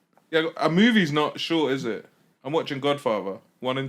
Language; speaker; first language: English; native; English